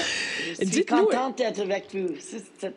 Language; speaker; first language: French; non-native, local second language; English